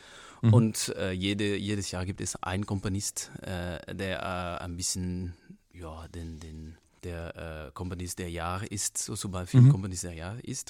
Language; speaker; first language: German; non-native, fluent; French